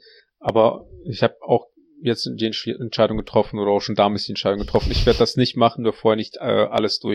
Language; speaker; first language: German; native; German